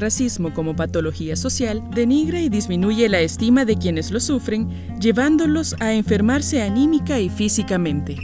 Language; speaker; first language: Spanish; native; Spanish